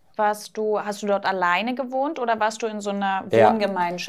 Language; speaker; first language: German; native; German